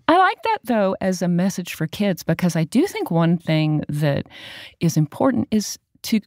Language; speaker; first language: English; native; English